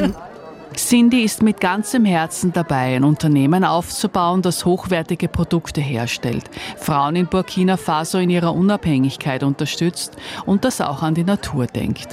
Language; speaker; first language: German; native; German